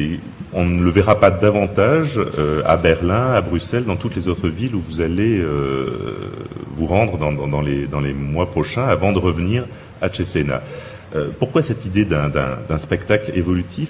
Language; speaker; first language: French; native; French